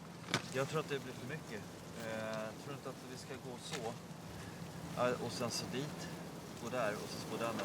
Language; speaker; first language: Swedish; native; Swedish